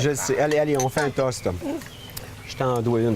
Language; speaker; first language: French; native; French